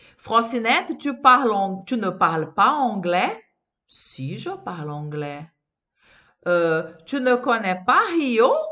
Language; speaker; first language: French; non-native, fluent; Portuguese